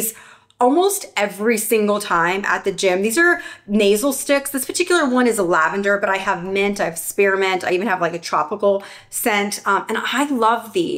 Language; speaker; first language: English; native; English